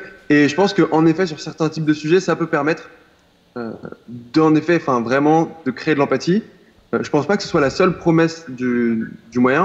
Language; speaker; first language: French; native; French